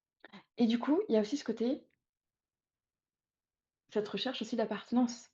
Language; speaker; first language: French; native; French